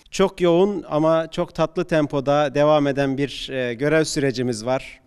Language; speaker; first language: Turkish; native; Turkish